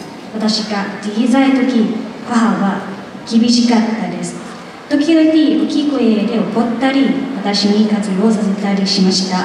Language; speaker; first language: Japanese; non-native, learner; Thai